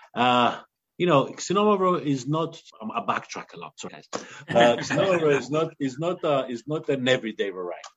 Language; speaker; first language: English; non-native, fluent; Greek